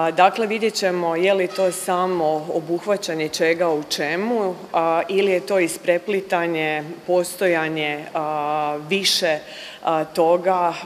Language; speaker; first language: Croatian; native; Croatian